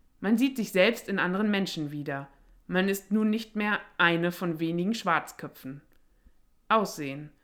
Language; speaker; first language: German; native; German